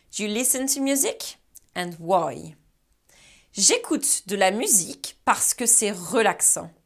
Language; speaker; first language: French; native; French